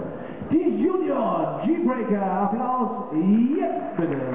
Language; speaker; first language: German; native; German